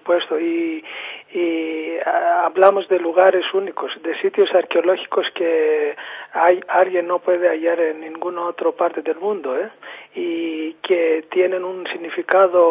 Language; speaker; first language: Spanish; non-native, fluent; Greek